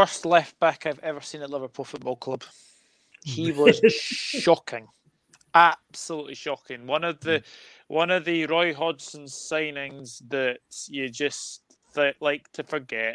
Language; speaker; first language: English; native; English